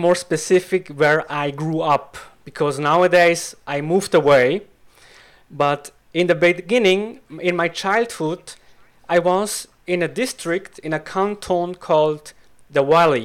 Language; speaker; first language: English; non-native, fluent; Swiss German